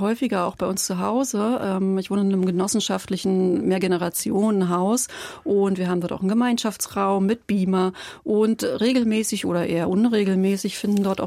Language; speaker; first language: German; native; German